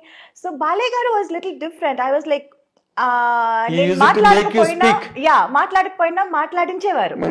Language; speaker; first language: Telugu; non-native, local second language; Tamil